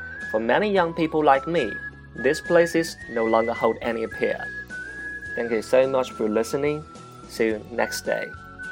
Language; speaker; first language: English; non-native, fluent; Chinese